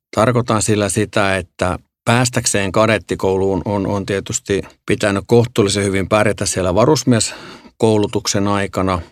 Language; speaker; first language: Finnish; native; Finnish